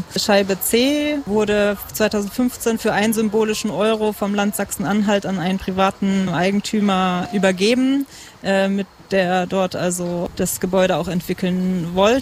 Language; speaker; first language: German; native; German